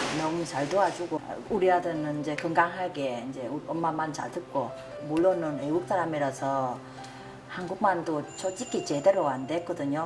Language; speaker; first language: Korean; non-native, learner; Vietnamese